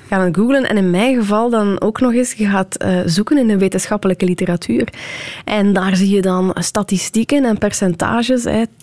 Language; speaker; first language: Dutch; native; Dutch